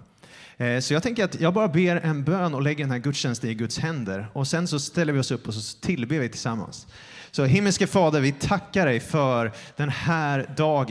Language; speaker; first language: Swedish; native; Swedish